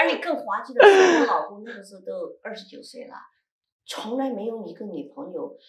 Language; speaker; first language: Chinese; native; Chinese